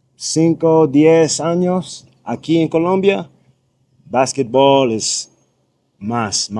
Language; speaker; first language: Spanish; non-native, learner; English